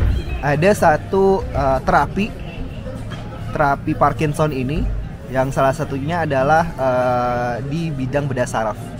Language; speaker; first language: Indonesian; native; Indonesian